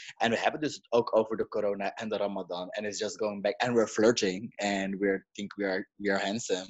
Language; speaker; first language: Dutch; early bilingual, other home language; Caribbean Hindustani